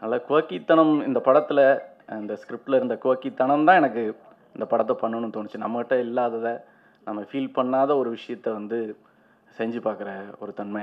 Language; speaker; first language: Tamil; native; Tamil